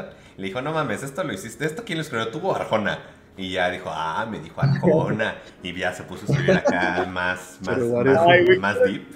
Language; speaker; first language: Spanish; native; Spanish